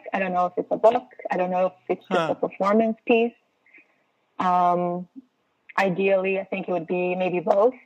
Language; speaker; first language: English; non-native, fluent; Portuguese